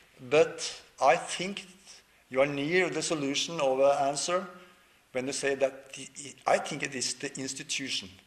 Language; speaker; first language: English; non-native, learner; Norwegian